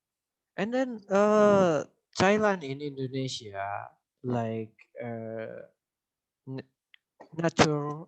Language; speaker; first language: English; non-native, learner; Indonesian